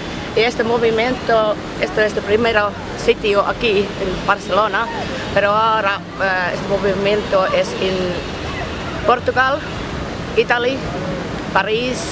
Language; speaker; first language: Spanish; non-native, learner; Finnish